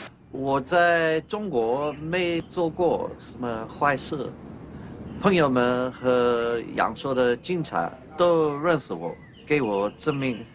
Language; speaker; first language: Chinese; non-native, learner; English